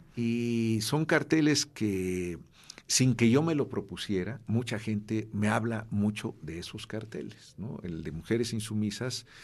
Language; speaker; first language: Spanish; native; Spanish